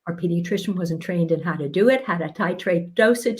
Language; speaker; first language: English; native; English